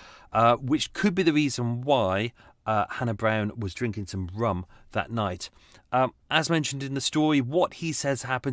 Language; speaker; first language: English; native; English